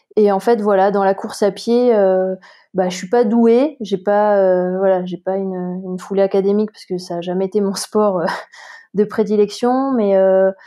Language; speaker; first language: French; native; French